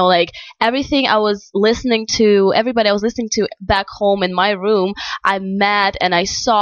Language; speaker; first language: English; non-native, fluent; Russian